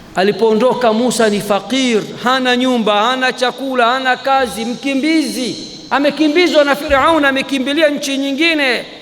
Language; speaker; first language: Swahili; native; Swahili